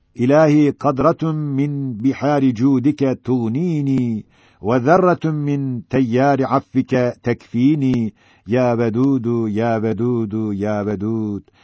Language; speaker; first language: Arabic; non-native, fluent; Turkish